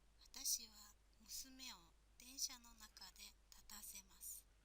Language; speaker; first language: Japanese; non-native, fluent; Mongolian